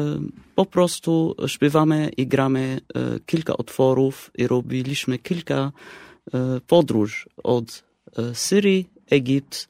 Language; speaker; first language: Polish; non-native, fluent; Arabic